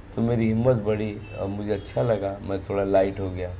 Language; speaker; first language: Hindi; non-native, local second language; Bangla